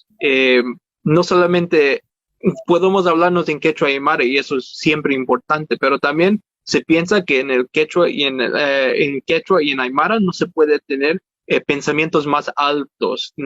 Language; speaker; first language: Spanish; early bilingual, heritage; Spanish